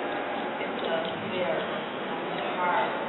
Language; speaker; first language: English; non-native, learner; Chinese